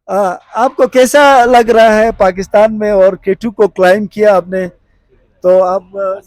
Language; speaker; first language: Hindi; non-native, local second language; Balti